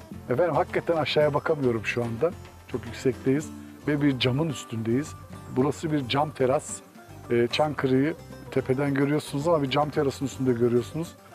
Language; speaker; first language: Turkish; native; Turkish